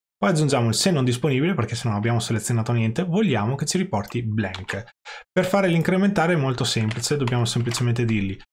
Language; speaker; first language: Italian; native; Italian